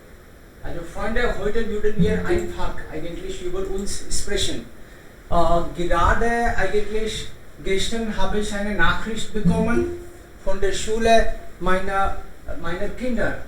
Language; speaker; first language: German; non-native, fluent; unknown